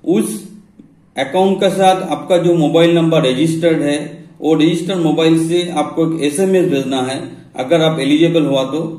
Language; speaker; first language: Hindi; non-native, local second language; Bangla